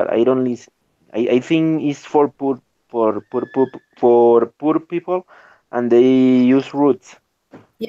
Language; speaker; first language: English; non-native, learner; Spanish